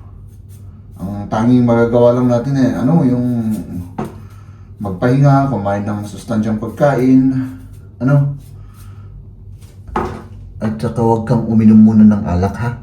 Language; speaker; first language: Filipino; native; Filipino